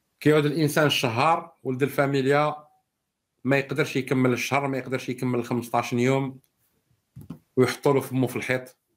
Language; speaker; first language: Arabic; native; Arabic